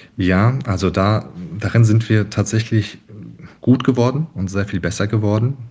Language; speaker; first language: German; early bilingual, other home language; Turkish